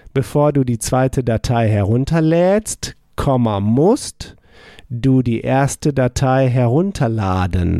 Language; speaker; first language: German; non-native, fluent; English